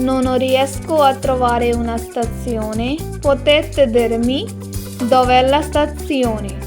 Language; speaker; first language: Italian; non-native, learner; Hindi